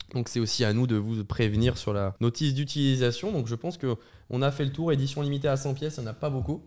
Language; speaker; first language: French; native; French